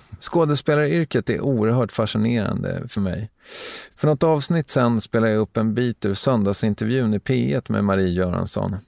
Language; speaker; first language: Swedish; native; Swedish